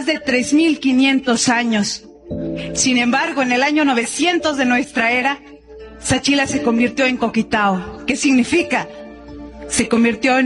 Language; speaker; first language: Spanish; non-native, local second language; Zapotec